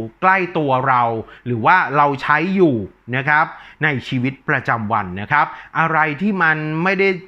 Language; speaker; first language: Thai; native; Thai